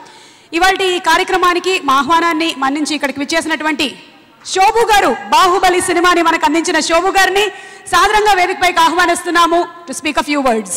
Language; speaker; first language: Telugu; native; Telugu